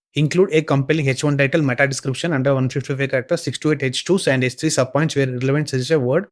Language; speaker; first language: English; non-native, local second language; Kannada